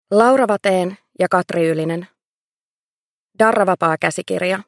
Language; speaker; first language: Finnish; native; Finnish